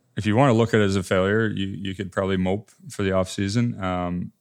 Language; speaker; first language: English; native; English